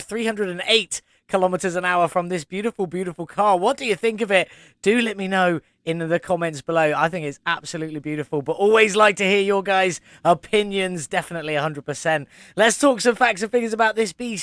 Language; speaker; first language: English; native; English